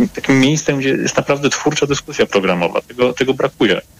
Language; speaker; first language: Polish; native; Polish